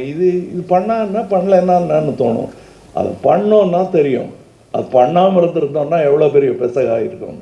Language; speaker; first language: Tamil; native; Tamil